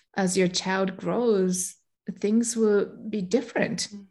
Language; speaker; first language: English; non-native, fluent; Japanese